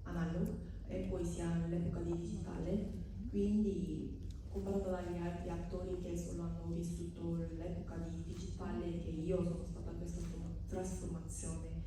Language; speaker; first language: Italian; non-native, fluent; Korean